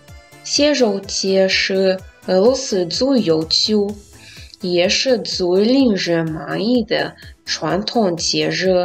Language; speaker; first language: Chinese; non-native, learner; Russian